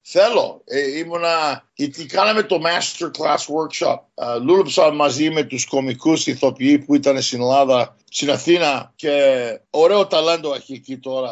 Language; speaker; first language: Greek; early bilingual, heritage; Greek